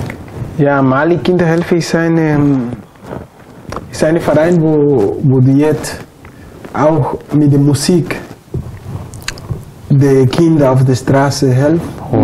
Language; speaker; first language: German; non-native, fluent; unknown